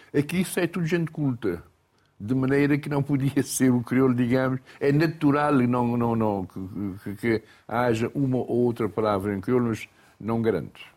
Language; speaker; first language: Portuguese; non-native, local second language; Kabuverdianu